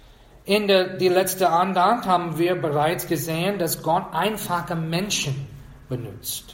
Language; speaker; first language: German; non-native, fluent; English